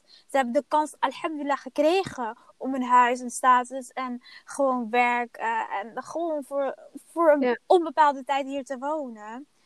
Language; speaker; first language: Dutch; early bilingual, other home language; Somali